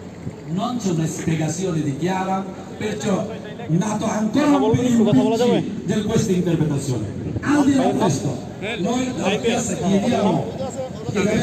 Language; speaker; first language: Italian; non-native, fluent; Bangla